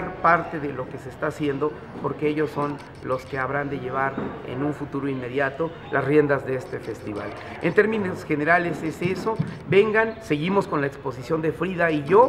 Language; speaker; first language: Spanish; native; Spanish